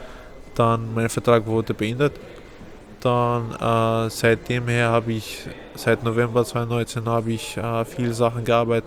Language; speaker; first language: German; non-native, fluent; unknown